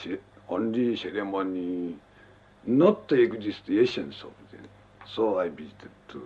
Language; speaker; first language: English; non-native, learner; Japanese